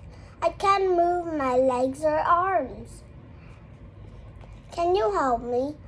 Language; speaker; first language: English; non-native, learner; Vietnamese